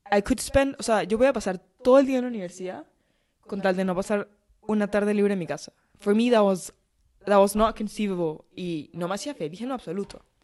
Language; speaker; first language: Spanish; native; Spanish